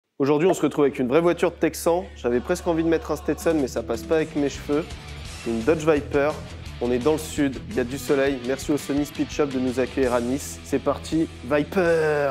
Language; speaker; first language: French; native; French